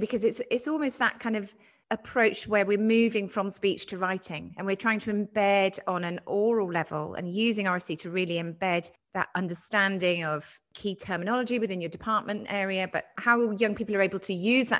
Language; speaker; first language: English; native; English